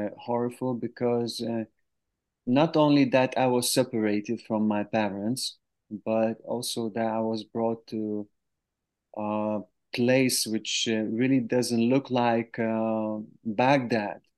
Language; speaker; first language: English; non-native, fluent; Arabic